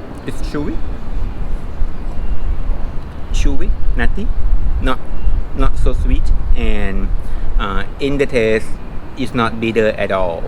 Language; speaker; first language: English; non-native, fluent; Thai